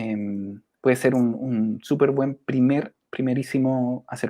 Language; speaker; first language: Spanish; native; Spanish